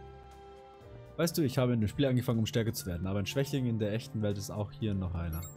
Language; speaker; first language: German; native; German